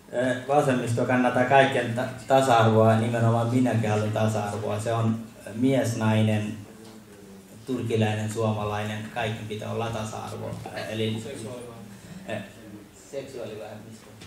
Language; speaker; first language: Finnish; non-native, learner; Turkish